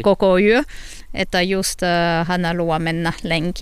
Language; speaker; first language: Finnish; non-native, learner; French